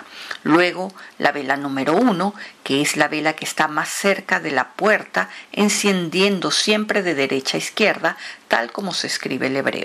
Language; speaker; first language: Spanish; native; Spanish